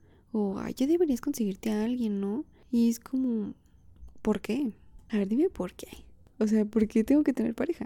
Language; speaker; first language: Spanish; native; Spanish